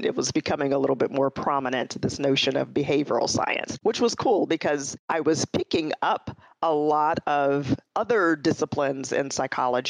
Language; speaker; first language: English; native; English